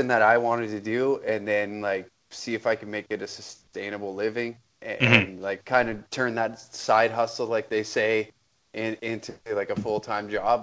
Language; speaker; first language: English; native; English